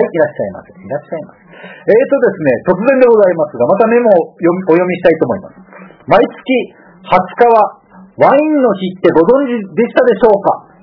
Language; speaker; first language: Japanese; native; Japanese